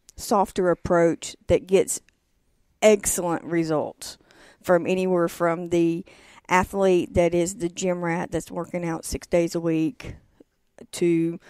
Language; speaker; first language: English; native; English